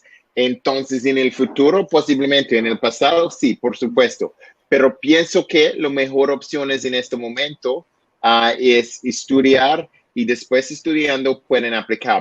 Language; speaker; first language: Spanish; non-native, learner; English